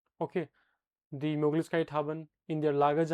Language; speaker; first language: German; non-native, fluent; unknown